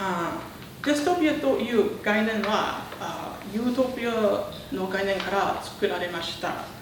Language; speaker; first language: Japanese; non-native, fluent; English